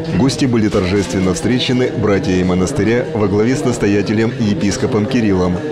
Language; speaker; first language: Russian; native; Russian